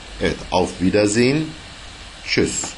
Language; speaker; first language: German; non-native, fluent; Turkish